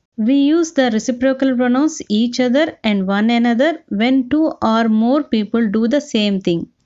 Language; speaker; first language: English; non-native, local second language; Telugu